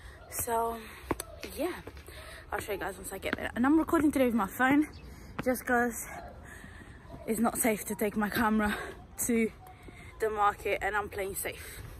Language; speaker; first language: English; early bilingual, other home language; Portuguese